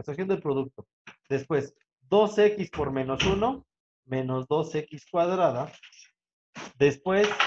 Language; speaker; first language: Spanish; native; Spanish